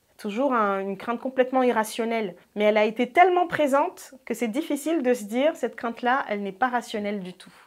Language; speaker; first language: French; non-native, local second language; Ngazidja Comorian